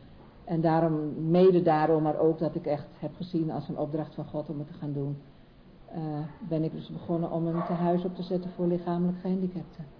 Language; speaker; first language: Dutch; native; Dutch